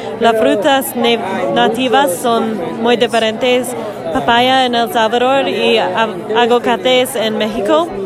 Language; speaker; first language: Spanish; non-native, learner; English